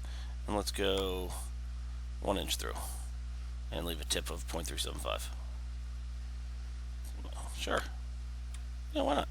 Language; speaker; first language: English; native; English